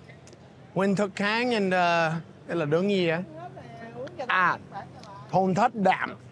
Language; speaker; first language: Vietnamese; non-native, fluent; English